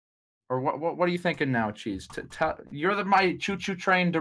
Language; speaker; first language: English; native; English